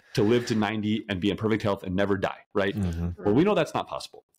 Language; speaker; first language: English; native; English